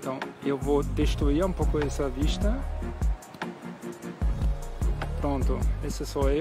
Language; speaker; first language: Portuguese; non-native, fluent; German